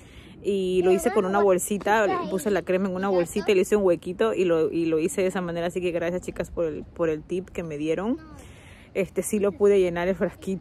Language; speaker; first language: Spanish; native; Spanish